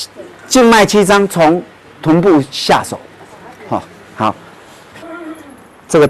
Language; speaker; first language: Chinese; native; Chinese